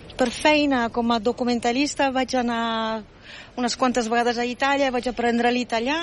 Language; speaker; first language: Catalan; non-native, fluent; German